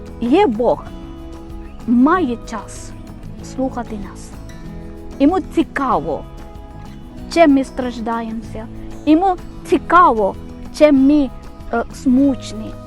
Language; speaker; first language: Ukrainian; non-native, fluent; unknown